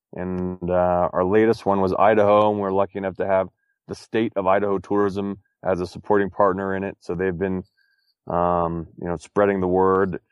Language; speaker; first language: English; native; English